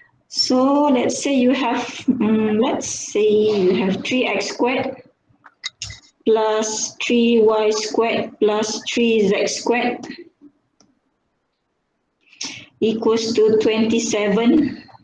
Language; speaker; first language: English; non-native, local second language; Malay